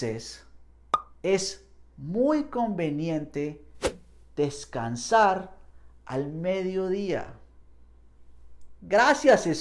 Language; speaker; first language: Spanish; non-native, fluent; English